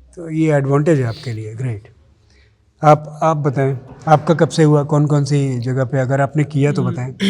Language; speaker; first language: Hindi; native; Hindi